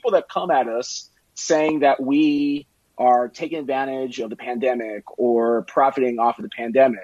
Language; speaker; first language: English; native; English